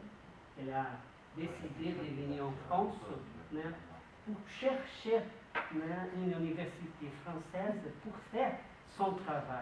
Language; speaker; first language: French; non-native, learner; Portuguese